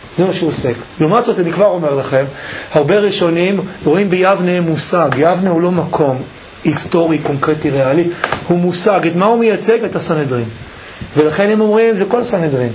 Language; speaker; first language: Hebrew; native; Hebrew